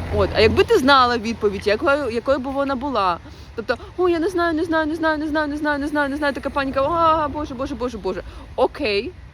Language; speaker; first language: Ukrainian; non-native, local second language; Russian